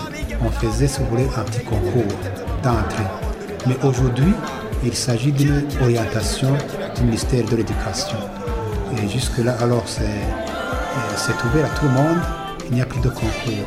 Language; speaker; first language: French; non-native, local second language; Rundi